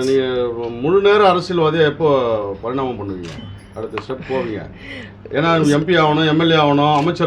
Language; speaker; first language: Tamil; native; Tamil